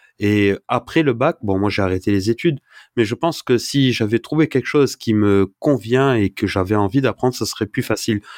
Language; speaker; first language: French; early bilingual, other home language; Arabic